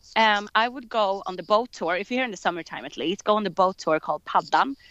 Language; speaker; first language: English; non-native, fluent; Swedish